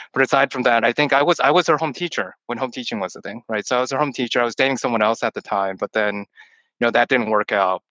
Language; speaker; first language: English; early bilingual, other home language; Chinese